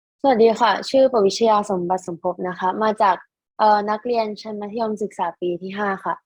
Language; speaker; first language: Thai; native; Thai